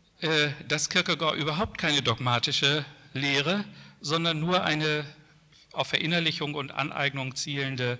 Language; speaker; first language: German; native; German